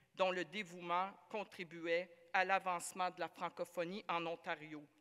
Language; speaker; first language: French; native; French